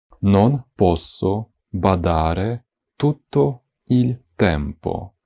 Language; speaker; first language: Italian; non-native, fluent; Ukrainian